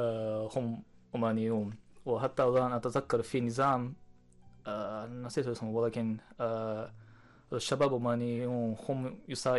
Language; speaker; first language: Arabic; non-native, learner; Japanese